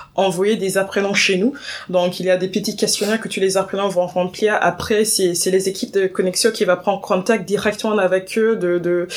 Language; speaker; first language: French; non-native, fluent; English